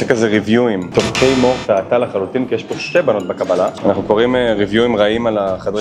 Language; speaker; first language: Hebrew; native; Hebrew